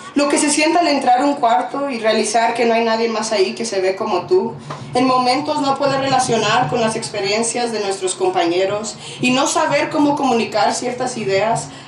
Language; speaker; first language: Spanish; early bilingual, other home language; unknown